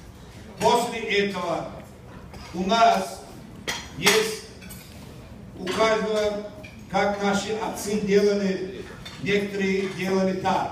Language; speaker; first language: Russian; non-native, local second language; Tajik